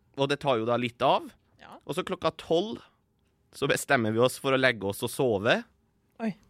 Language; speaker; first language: Norwegian; early bilingual, other home language; Persian